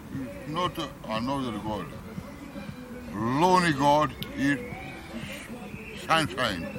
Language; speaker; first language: English; non-native, learner; Romany